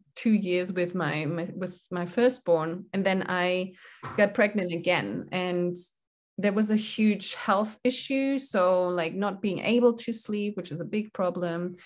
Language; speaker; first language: English; non-native, fluent; German